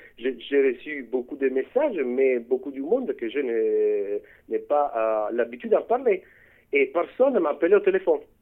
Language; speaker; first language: French; non-native, fluent; Italian